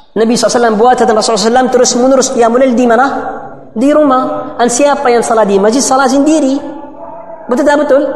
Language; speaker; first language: Malay; non-native, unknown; Arabic